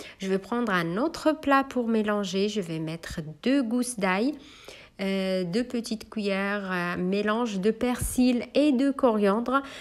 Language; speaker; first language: French; non-native, local second language; Arabic